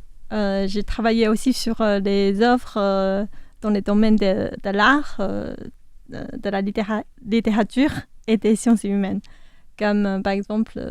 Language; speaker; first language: French; non-native, fluent; Chinese